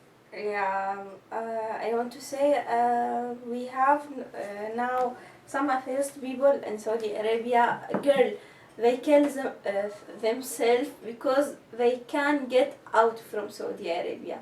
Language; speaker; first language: English; non-native, learner; Arabic